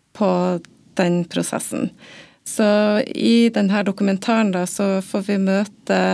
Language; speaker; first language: Norwegian; native; Norwegian